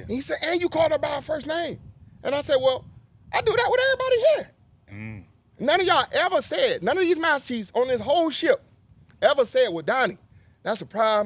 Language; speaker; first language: English; native; English